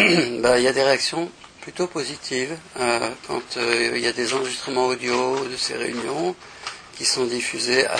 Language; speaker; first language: French; native; French